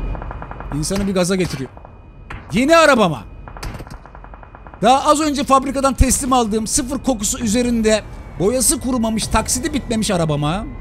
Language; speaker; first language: Turkish; native; Turkish